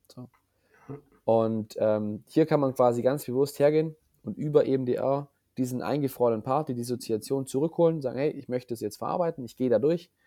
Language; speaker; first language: German; native; German